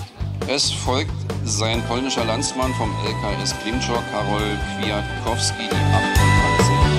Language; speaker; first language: German; native; German